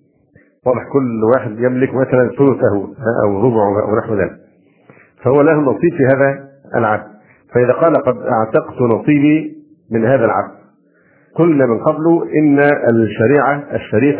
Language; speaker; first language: Arabic; native; Arabic